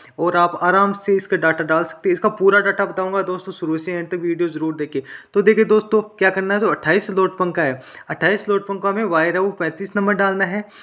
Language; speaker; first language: Hindi; native; Hindi